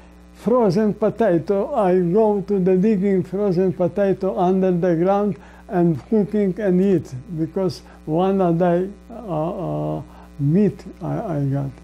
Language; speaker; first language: English; non-native, learner; Polish